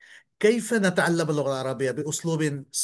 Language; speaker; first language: Arabic; non-native, fluent; Bangla